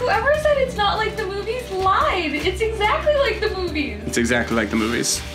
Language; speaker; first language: English; native; English